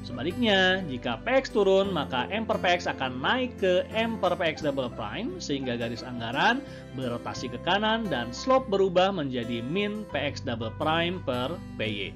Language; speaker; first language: Indonesian; native; Indonesian